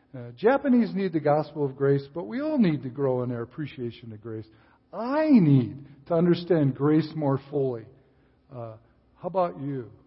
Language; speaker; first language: English; native; English